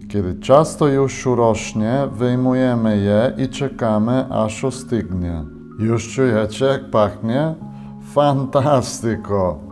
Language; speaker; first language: Polish; non-native, fluent; Italian